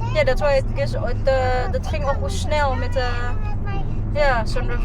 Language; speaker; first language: Dutch; non-native, learner; Waray